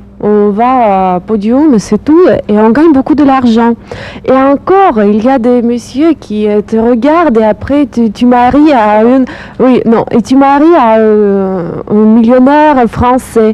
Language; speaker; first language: French; non-native, learner; Russian